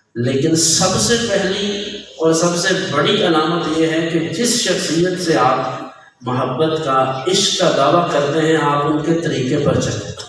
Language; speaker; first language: Urdu; non-native, local second language; Punjabi